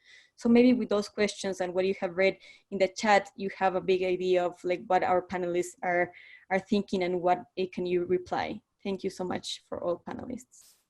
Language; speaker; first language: English; non-native, fluent; Spanish